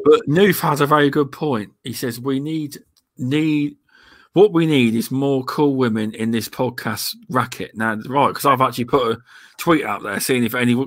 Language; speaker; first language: English; native; English